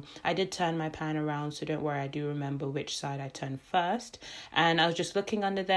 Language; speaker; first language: English; native; English